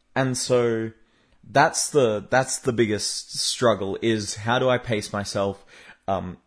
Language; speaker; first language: English; native; English